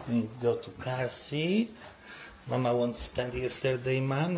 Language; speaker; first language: English; non-native, learner; Polish